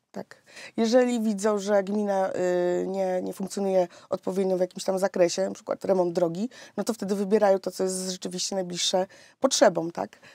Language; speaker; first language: Polish; native; Polish